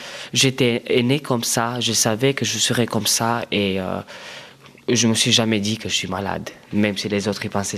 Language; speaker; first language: French; non-native, fluent; Romanian